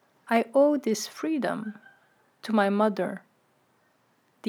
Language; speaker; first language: English; non-native, fluent; Turkish